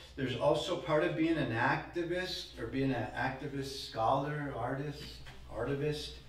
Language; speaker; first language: English; native; English